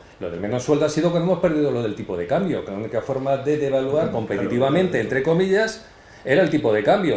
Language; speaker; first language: Spanish; native; Spanish